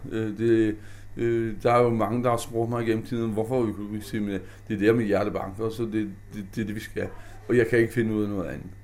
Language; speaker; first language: Danish; native; Danish